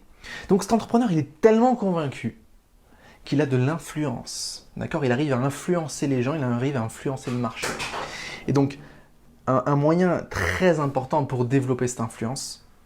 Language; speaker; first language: French; native; French